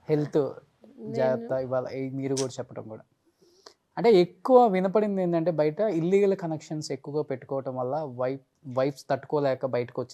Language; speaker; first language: Telugu; native; Telugu